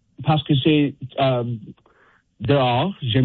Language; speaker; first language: French; non-native, learner; English